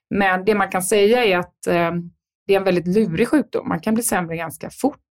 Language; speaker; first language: Swedish; native; Swedish